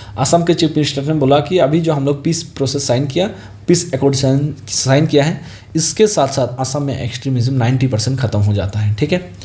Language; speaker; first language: Hindi; non-native, local second language; Assamese